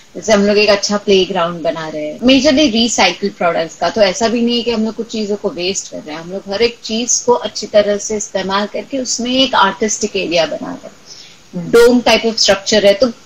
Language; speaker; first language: Hindi; non-native, local second language; Marathi